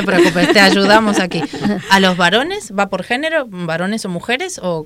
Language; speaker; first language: Spanish; native; Spanish